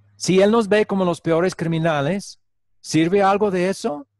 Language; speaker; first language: Spanish; non-native, fluent; English